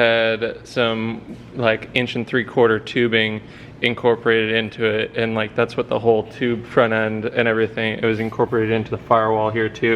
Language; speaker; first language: English; native; English